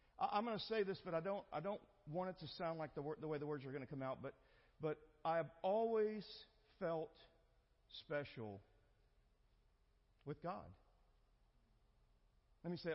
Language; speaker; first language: English; native; English